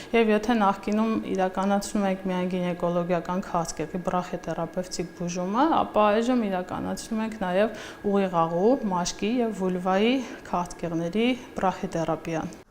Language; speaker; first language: Armenian; native; Armenian